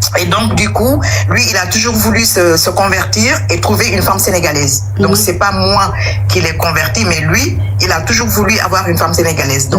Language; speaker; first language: French; non-native, local second language; Wolof